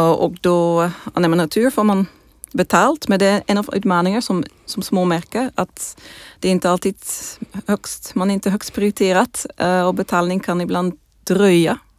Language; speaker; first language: Swedish; non-native, fluent; Dutch